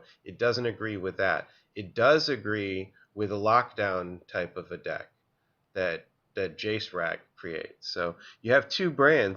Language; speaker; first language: English; native; English